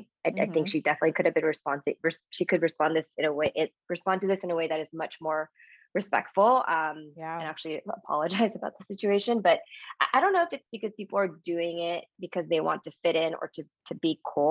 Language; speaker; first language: English; native; English